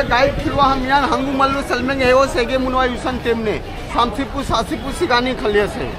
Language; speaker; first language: Korean; non-native, learner; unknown